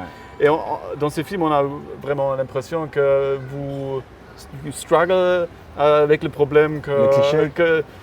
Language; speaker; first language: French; non-native, learner; German